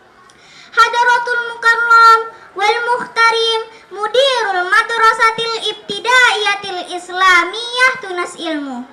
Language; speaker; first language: Arabic; non-native, fluent; Indonesian